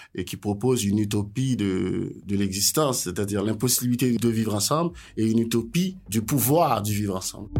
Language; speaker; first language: French; non-native, local second language; Haitian Creole